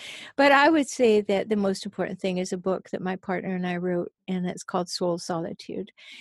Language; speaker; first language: English; native; English